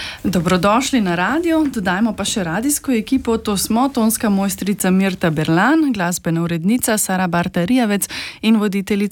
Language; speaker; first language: Slovenian; native; Slovenian